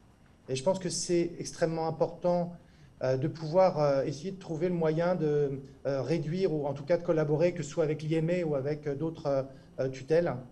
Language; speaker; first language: French; native; French